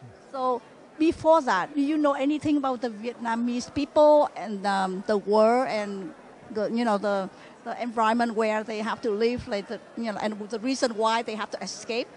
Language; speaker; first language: English; non-native, fluent; Vietnamese